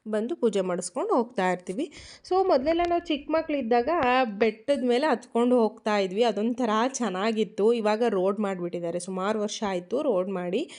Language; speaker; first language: Kannada; native; Kannada